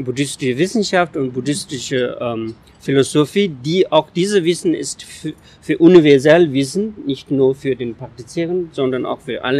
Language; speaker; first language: German; non-native, fluent; Tibetan